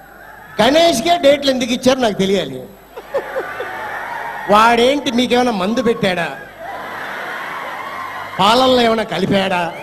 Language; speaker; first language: Telugu; native; Telugu